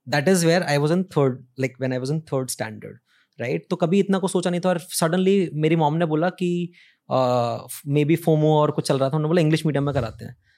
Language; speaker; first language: Hindi; native; Hindi